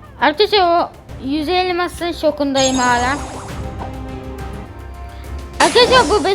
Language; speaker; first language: Turkish; native; Turkish